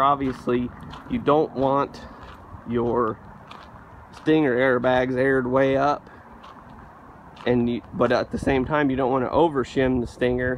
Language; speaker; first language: English; native; English